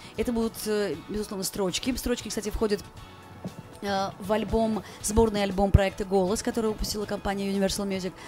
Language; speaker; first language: Russian; non-native, local second language; Georgian